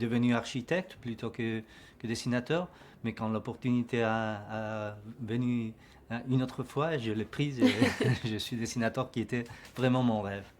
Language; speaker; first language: French; non-native, learner; Spanish